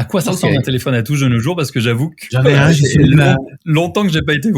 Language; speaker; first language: French; native; French